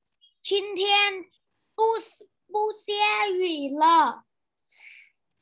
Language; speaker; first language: Chinese; non-native, learner; Vietnamese